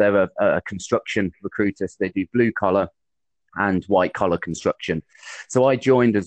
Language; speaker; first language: English; native; English